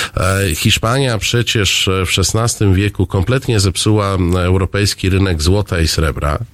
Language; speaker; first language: Polish; native; Polish